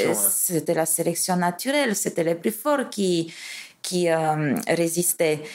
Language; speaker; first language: French; non-native, fluent; Romanian